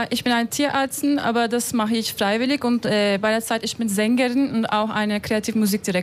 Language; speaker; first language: German; non-native, learner; Turkish